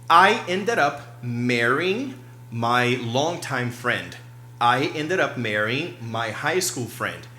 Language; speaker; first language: English; non-native, fluent; Portuguese